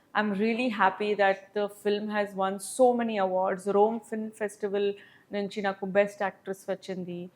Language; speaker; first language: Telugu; non-native, learner; Hindi